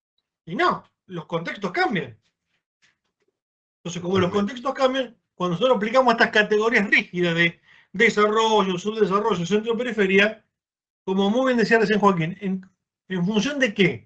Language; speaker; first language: Spanish; native; Spanish